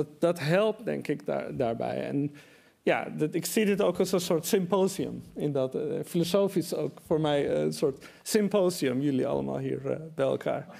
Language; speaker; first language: Dutch; early bilingual, other home language; Persian